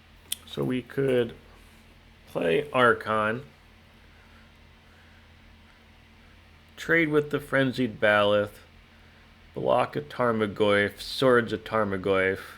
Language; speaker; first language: English; native; English